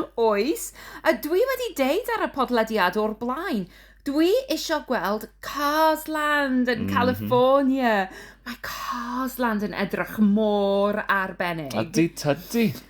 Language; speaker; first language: Welsh; non-native, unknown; English